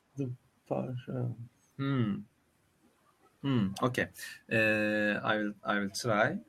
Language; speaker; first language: English; non-native, learner; Turkish